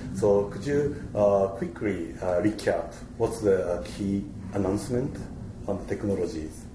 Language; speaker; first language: English; non-native, fluent; Japanese